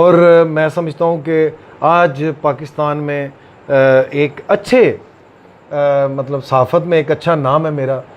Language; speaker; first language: Urdu; non-native, local second language; Punjabi